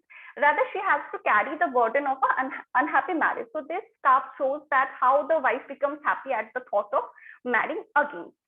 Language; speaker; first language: English; non-native, local second language; Bangla